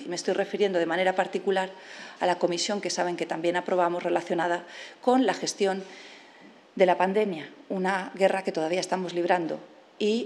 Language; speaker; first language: Spanish; native; Spanish